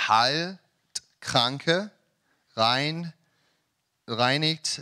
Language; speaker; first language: German; non-native, learner; English